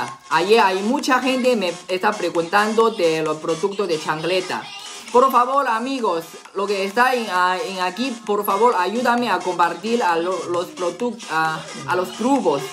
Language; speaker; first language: Spanish; non-native, learner; Chinese